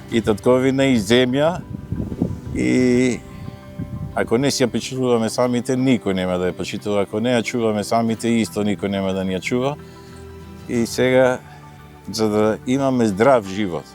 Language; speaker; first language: Macedonian; native; Macedonian